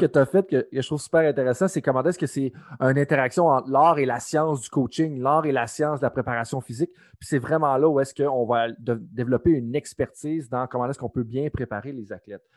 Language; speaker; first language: French; native; French